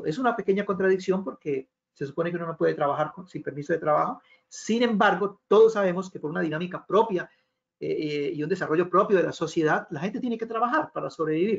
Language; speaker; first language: Spanish; native; Spanish